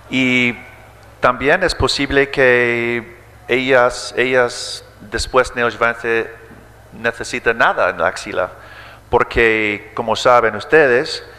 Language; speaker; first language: Spanish; early bilingual, heritage; English